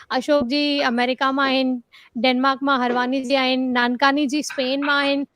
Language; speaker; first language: Sindhi; early bilingual, heritage; Sindhi